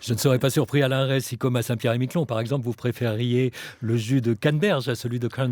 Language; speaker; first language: French; native; French